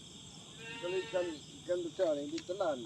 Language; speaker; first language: Malay; native; Malay